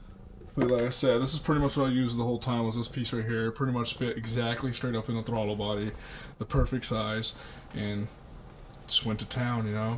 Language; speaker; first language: English; native; English